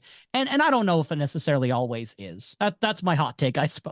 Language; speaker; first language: English; native; English